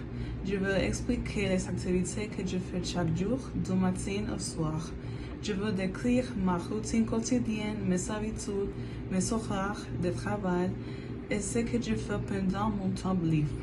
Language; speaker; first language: French; non-native, learner; Spanish